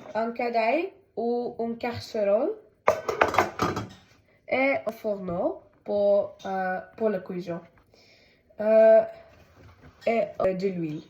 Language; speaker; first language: French; non-native, learner; Tamil